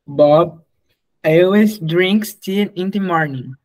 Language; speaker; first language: English; non-native, learner; Portuguese